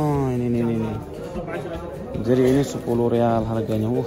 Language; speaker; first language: Indonesian; native; Indonesian